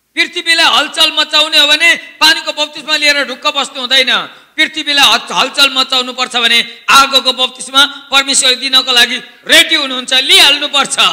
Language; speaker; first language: Nepali; native; Nepali